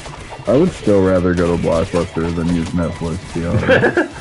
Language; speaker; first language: English; native; English